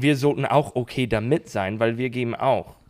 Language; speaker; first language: German; non-native, learner; English